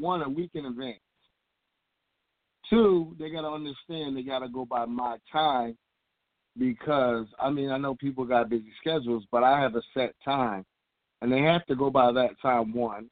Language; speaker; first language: English; native; English